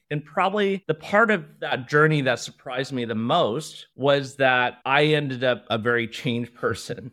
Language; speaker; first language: English; early bilingual, other home language; Chinese